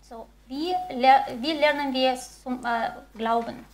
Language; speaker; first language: German; non-native, fluent; Chinese